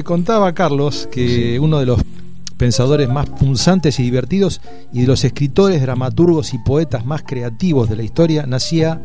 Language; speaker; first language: Spanish; native; Spanish